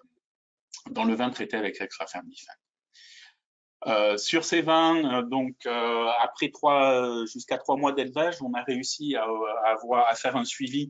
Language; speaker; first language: French; native; French